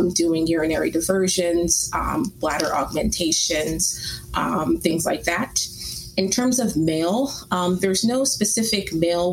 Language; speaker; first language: English; native; English